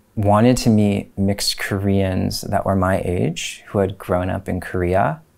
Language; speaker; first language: English; native; English